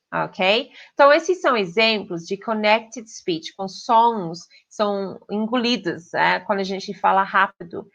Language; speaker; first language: Portuguese; non-native, fluent; English